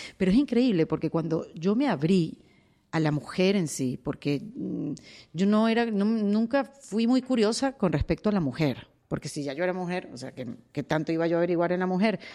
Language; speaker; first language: Spanish; native; Spanish